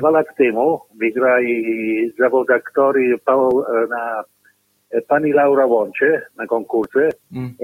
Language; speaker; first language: Polish; non-native, learner; Italian